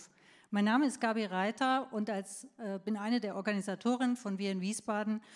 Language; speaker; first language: German; native; German